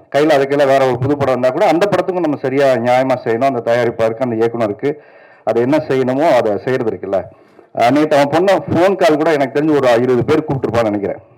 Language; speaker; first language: Tamil; native; Tamil